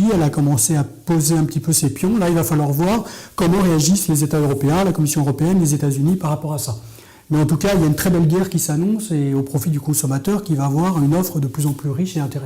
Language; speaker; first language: French; native; French